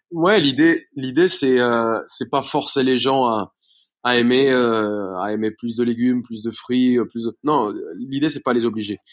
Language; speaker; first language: French; non-native, fluent; Spanish